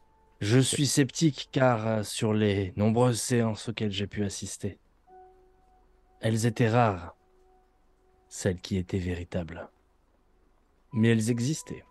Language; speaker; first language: French; native; French